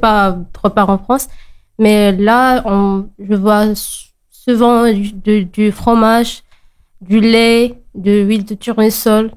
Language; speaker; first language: French; non-native, local second language; Arabic